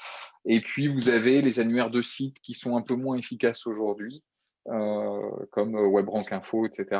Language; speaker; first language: French; native; French